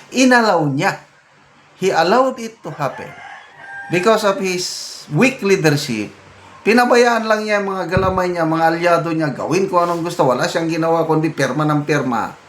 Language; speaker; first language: Filipino; non-native, local second language; Iloko